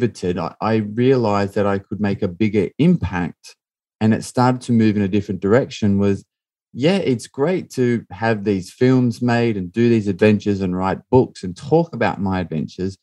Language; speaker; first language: English; native; English